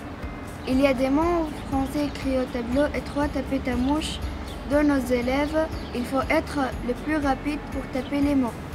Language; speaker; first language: French; non-native, local second language; Arabic